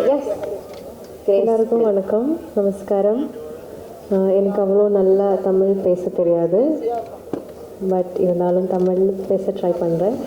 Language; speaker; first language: Tamil; non-native, learner; Malayalam